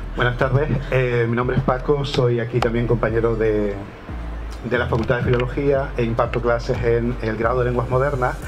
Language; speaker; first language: Spanish; native; Spanish